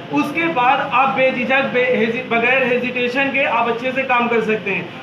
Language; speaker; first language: Hindi; native; Hindi